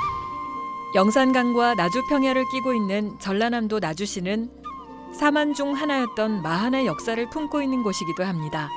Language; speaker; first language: Korean; native; Korean